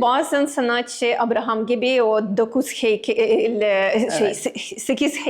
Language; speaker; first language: Turkish; non-native, learner; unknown